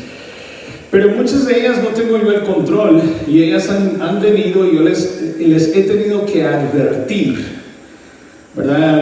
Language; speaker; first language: Spanish; early bilingual, heritage; Spanish